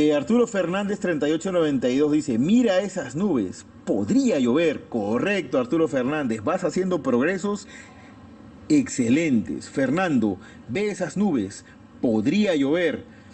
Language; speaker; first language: Spanish; native; Spanish